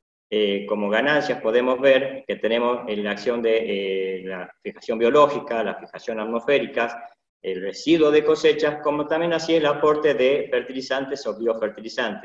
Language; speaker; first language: Spanish; native; Spanish